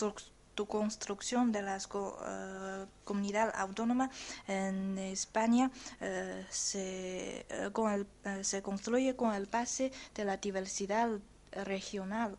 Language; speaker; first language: Spanish; non-native, learner; Chinese